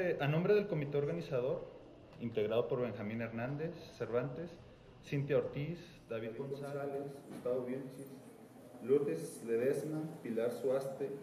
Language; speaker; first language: Spanish; native; Spanish